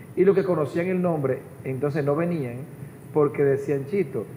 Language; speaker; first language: Spanish; native; Spanish